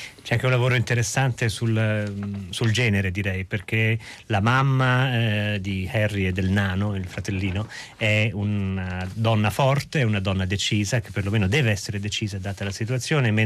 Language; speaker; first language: Italian; native; Italian